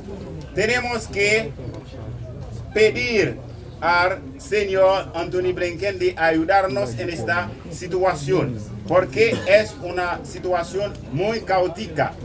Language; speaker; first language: Spanish; non-native, learner; Haitian Creole